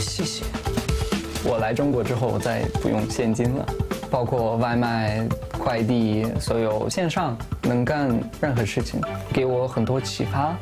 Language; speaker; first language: Chinese; non-native, fluent; Tajik